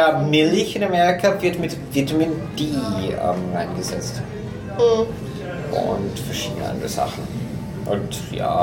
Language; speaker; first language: German; non-native, fluent; English